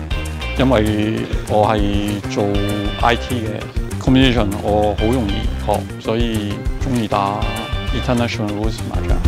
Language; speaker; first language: Cantonese; non-native, fluent; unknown